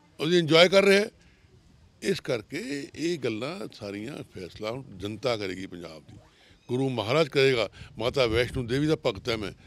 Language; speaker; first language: Punjabi; native; Punjabi